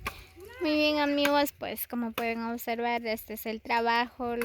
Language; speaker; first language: Spanish; native; Spanish